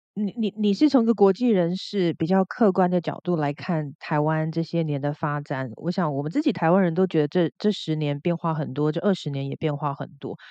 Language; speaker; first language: Chinese; native; Chinese